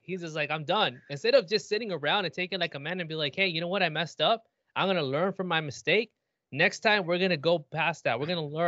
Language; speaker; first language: English; early bilingual, other home language; Spanish